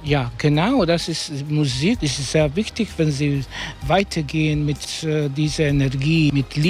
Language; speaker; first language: German; non-native, learner; Croatian